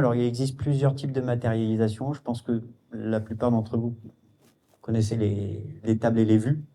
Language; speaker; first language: French; native; French